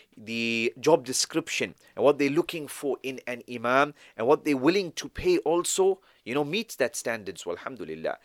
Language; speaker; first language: English; native; English